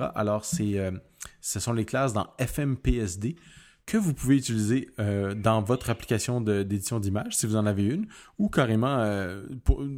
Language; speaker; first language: French; native; French